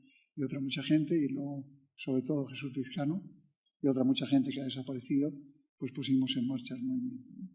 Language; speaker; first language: Spanish; native; Spanish